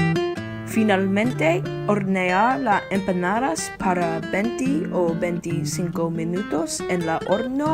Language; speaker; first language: Spanish; non-native, learner; English